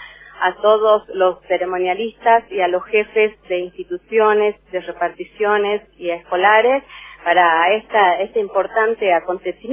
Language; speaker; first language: Spanish; native; Spanish